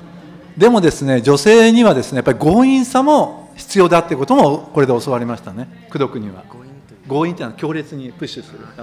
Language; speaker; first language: Japanese; native; Japanese